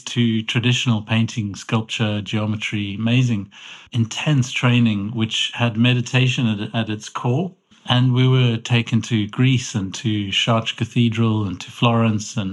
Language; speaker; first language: English; native; English